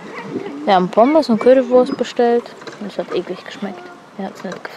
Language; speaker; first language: German; native; German